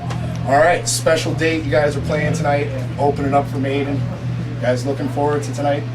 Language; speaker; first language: English; native; English